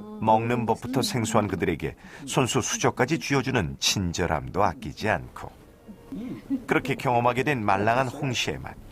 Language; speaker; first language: Korean; native; Korean